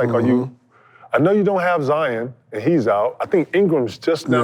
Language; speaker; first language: English; native; English